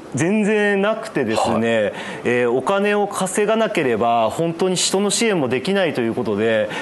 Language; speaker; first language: Japanese; native; Japanese